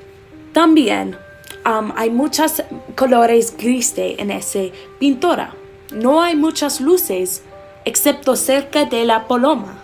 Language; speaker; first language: Spanish; non-native, learner; English